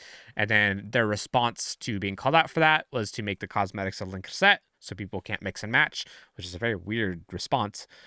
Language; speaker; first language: English; native; English